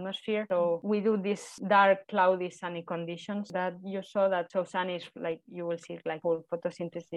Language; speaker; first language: English; non-native, fluent; Spanish